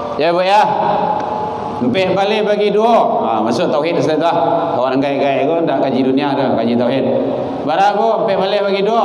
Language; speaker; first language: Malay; non-native, local second language; Minangkabau